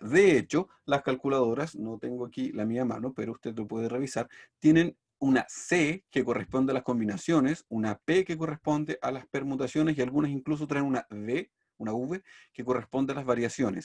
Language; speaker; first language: Spanish; native; Spanish